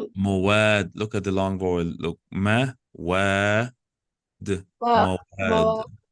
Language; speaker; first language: Arabic; non-native, fluent; English